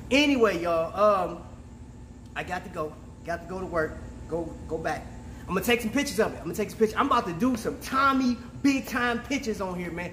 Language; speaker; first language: English; native; English